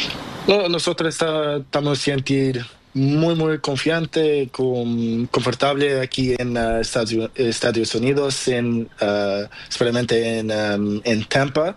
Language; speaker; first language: Spanish; non-native, learner; Portuguese